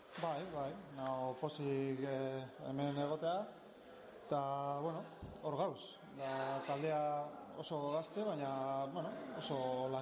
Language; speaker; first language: Basque; non-native, local second language; Spanish